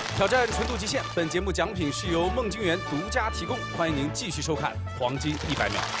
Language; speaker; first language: Chinese; native; Chinese